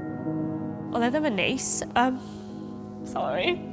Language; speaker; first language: Welsh; non-native, local second language; English